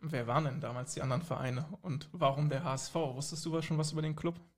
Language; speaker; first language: German; native; German